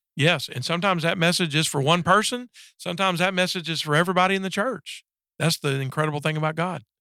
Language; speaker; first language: English; native; English